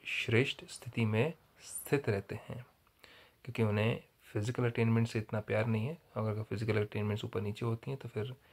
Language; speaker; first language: Hindi; native; Hindi